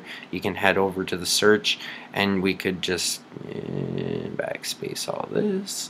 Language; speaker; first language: English; native; English